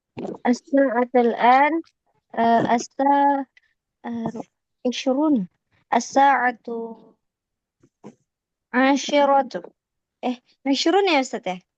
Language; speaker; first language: Arabic; non-native, learner; Indonesian